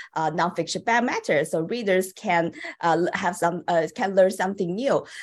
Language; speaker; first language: English; non-native, fluent; Chinese